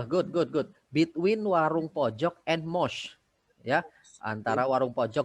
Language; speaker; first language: English; non-native, fluent; Indonesian